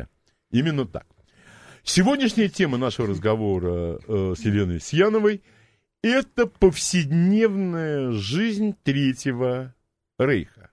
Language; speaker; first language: Russian; native; Russian